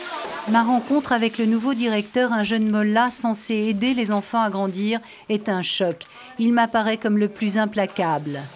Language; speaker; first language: French; native; French